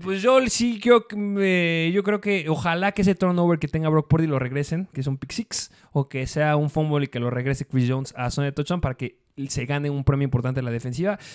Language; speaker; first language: Spanish; native; Spanish